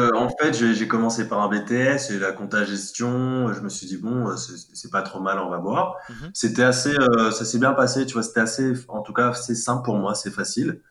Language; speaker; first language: French; native; French